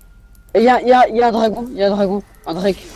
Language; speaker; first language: French; native; French